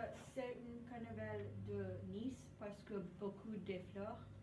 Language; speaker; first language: French; non-native, learner; English